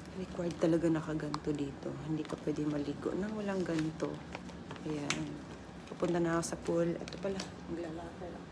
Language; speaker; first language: Filipino; native; Filipino